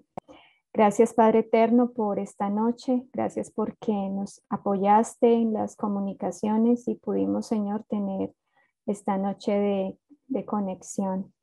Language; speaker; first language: Spanish; native; Spanish